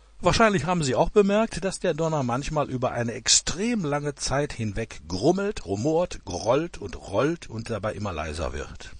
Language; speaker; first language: German; native; German